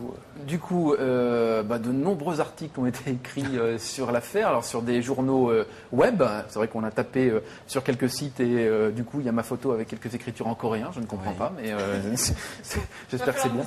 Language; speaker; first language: French; native; French